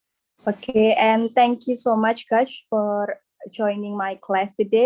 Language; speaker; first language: English; non-native, learner; Indonesian